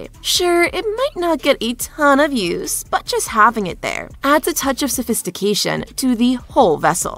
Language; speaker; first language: English; native; English